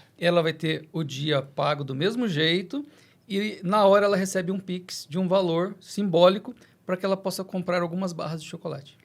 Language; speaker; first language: Portuguese; native; Portuguese